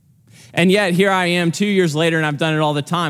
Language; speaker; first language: English; native; English